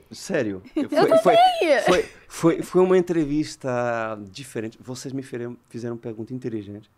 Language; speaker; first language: Portuguese; non-native, fluent; French